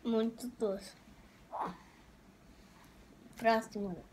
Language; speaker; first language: Portuguese; early bilingual, heritage; Portuguese